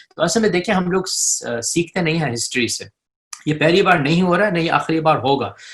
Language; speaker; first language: Urdu; early bilingual, heritage; Urdu